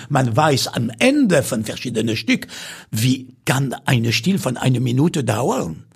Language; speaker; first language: German; non-native, fluent; French